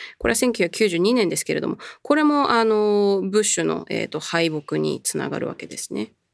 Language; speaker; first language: Japanese; early bilingual, heritage; Japanese